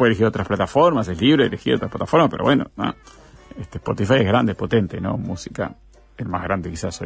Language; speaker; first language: Spanish; native; Spanish